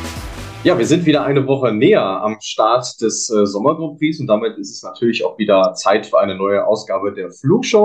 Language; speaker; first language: German; native; German